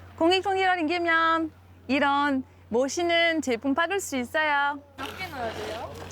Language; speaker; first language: Korean; non-native, learner; French